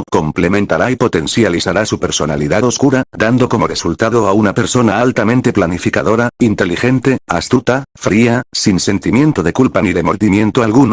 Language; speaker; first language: Spanish; native; Spanish